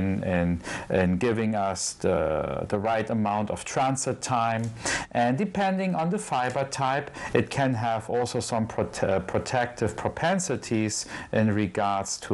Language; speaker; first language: English; non-native, fluent; German